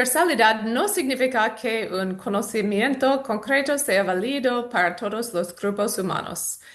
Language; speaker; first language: Spanish; non-native, learner; English